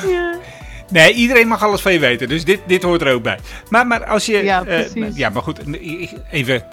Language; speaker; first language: Dutch; native; Dutch